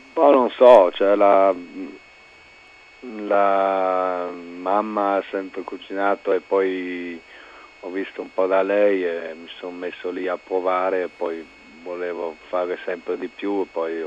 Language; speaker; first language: Italian; non-native, local second language; German